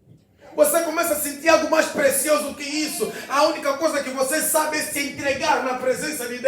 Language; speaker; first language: Portuguese; non-native, fluent; Lingala